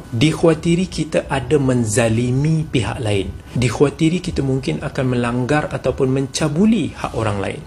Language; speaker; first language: Malay; native; Malay